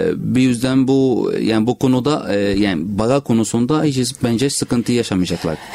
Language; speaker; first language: Turkish; non-native, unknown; Arabic